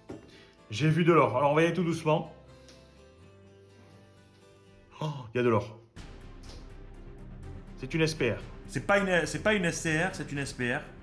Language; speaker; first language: French; native; French